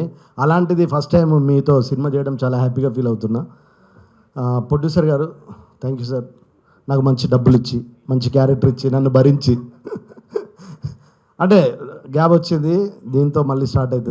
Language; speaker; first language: Telugu; native; Telugu